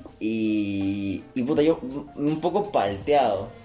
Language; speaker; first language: Spanish; native; Spanish